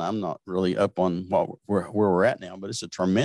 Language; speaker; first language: English; native; English